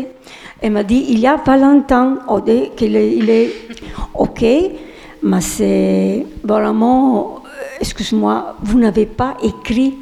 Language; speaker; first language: French; non-native, fluent; Italian